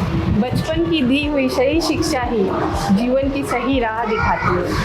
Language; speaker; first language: Hindi; non-native, local second language; Bangla